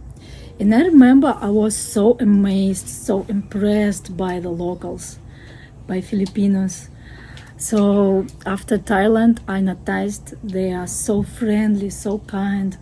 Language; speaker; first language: English; non-native, fluent; Russian